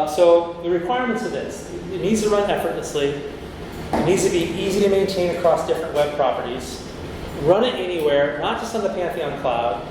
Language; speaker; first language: English; native; English